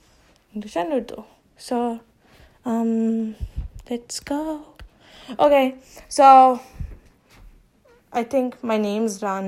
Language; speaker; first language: English; non-native, local second language; Urdu